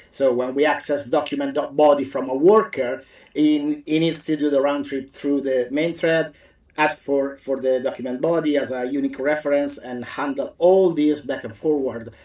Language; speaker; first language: English; non-native, fluent; Italian